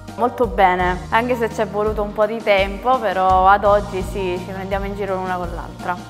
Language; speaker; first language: Italian; native; Italian